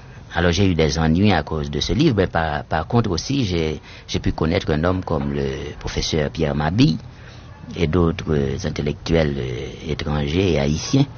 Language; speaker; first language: French; non-native, local second language; Haitian Creole